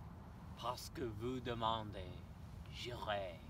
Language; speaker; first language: French; non-native, learner; English